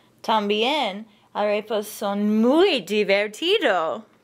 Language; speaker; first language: Spanish; non-native, learner; English